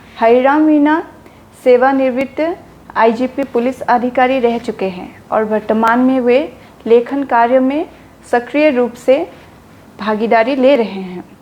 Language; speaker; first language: Hindi; non-native, local second language; Assamese